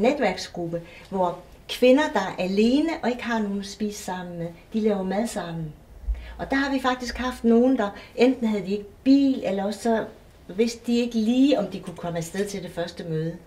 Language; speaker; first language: Danish; native; Danish